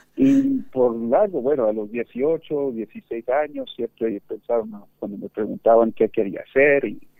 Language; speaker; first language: Spanish; early bilingual, heritage; Spanish